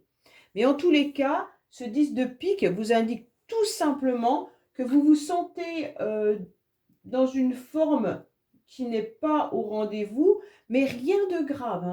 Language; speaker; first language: French; native; French